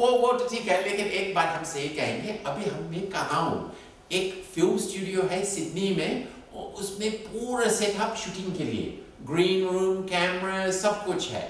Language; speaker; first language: Hindi; non-native, fluent; English